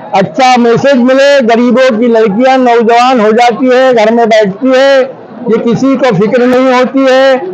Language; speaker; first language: Urdu; native; Urdu